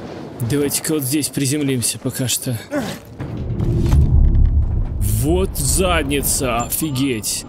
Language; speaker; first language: Russian; native; Russian